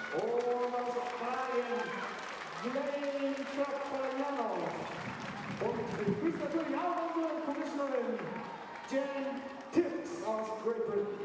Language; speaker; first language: German; native; German